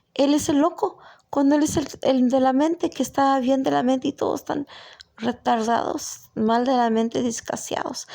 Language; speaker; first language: Spanish; early bilingual, heritage; Spanish